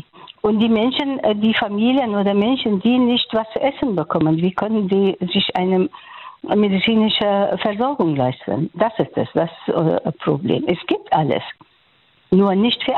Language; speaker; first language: German; non-native, local second language; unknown